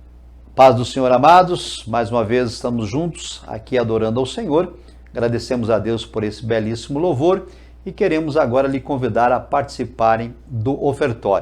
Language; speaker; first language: Portuguese; native; Portuguese